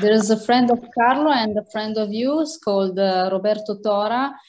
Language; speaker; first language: English; non-native, fluent; Italian